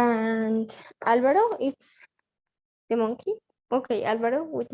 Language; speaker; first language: English; non-native, learner; Spanish